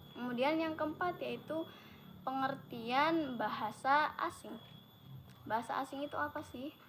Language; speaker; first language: Indonesian; non-native, local second language; Javanese